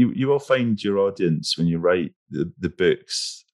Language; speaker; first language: English; native; English